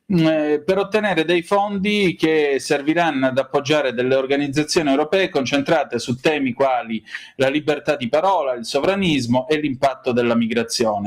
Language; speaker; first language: Italian; native; Italian